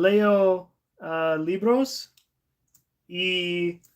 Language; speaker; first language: Spanish; non-native, learner; English